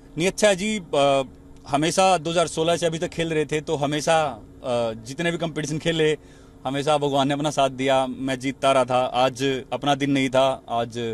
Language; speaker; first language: Hindi; native; Hindi